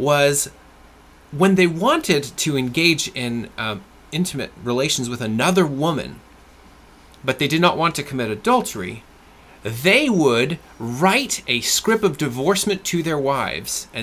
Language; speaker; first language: English; non-native, fluent; French